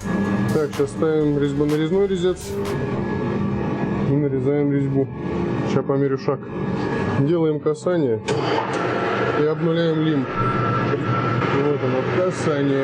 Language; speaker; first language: Russian; native; Russian